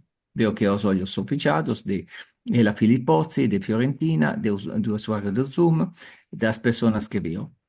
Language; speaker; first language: Portuguese; non-native, learner; Italian